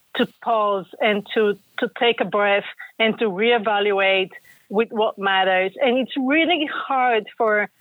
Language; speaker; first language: English; non-native, fluent; Bulgarian